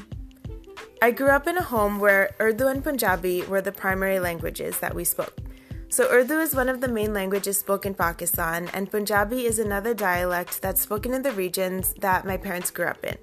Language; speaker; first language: English; early bilingual, other home language; Urdu